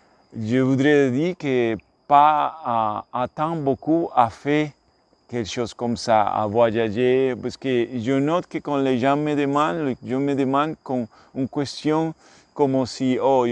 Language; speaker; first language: French; non-native, learner; English